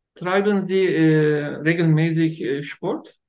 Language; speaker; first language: German; non-native, learner; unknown